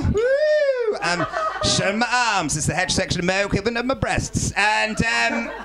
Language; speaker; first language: English; native; English